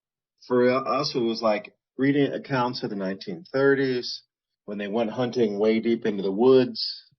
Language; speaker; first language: English; native; English